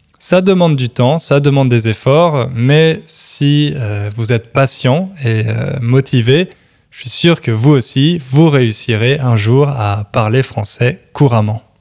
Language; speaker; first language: French; native; French